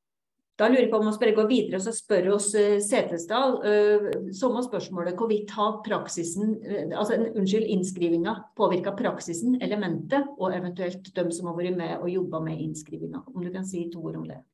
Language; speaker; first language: Norwegian; native; Norwegian